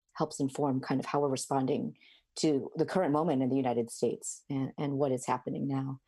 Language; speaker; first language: English; native; English